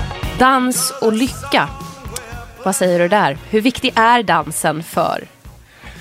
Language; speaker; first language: Swedish; native; Swedish